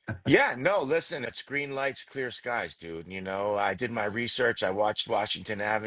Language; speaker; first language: English; native; English